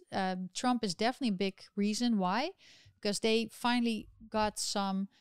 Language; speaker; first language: English; non-native, fluent; Dutch